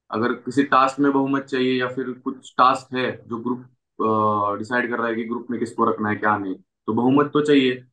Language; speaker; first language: Hindi; non-native, local second language; Marathi